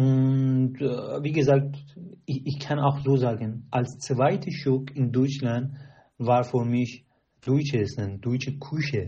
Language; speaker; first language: German; non-native, learner; Persian